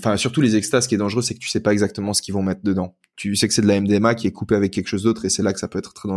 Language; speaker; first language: French; native; French